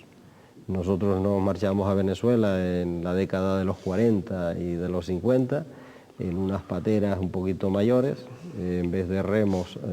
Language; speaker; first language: Spanish; native; Spanish